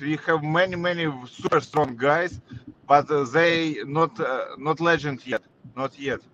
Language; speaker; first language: English; non-native, learner; Russian